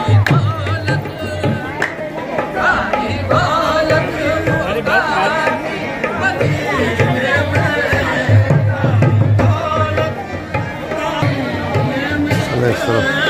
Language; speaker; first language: Urdu; native; Urdu